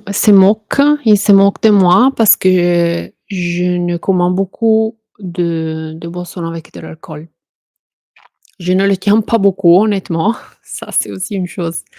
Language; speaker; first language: French; non-native, fluent; Italian